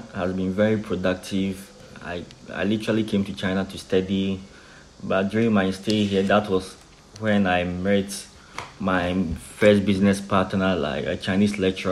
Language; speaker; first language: English; non-native, local second language; Akan